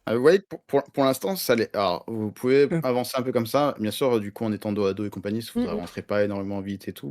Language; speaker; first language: French; native; French